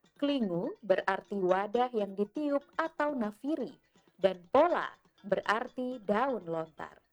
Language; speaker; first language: Indonesian; native; Indonesian